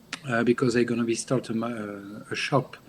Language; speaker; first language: English; non-native, learner; French